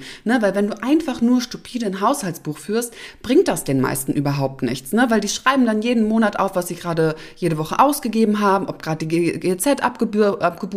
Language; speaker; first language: German; native; German